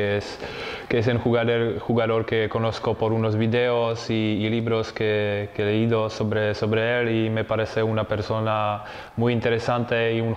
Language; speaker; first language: Spanish; non-native, fluent; Czech